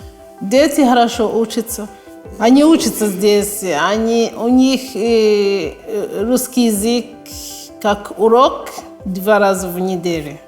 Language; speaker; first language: Russian; non-native, fluent; Kinyarwanda